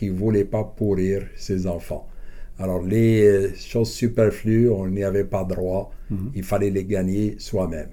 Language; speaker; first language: French; non-native, local second language; Arabic